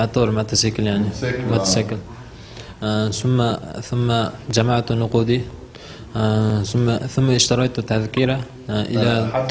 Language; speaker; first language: Arabic; non-native, learner; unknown